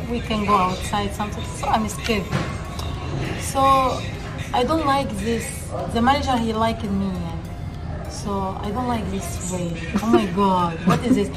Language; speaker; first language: English; non-native, learner; Arabic